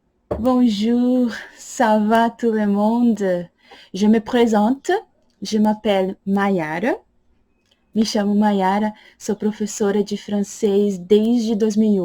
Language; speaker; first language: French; non-native, fluent; Portuguese